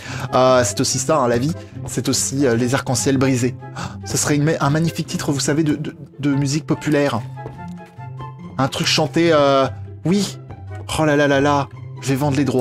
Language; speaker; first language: French; native; French